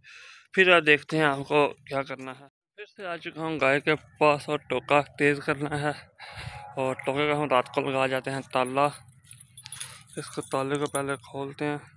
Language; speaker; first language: Hindi; non-native, local second language; Punjabi